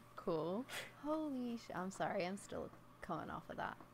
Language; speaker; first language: English; native; English